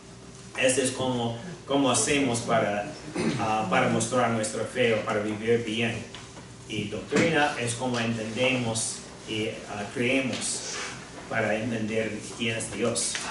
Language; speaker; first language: Spanish; non-native, fluent; English